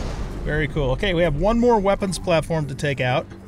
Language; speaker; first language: English; native; English